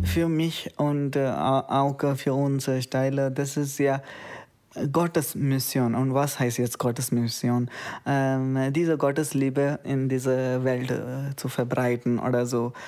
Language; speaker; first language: German; non-native, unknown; Konkani